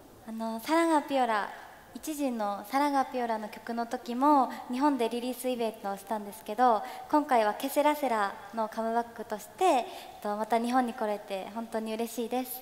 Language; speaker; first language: Japanese; non-native, fluent; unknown